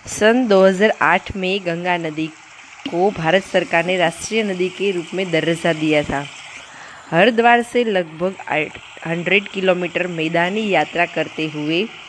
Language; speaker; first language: Hindi; non-native, local second language; Gujarati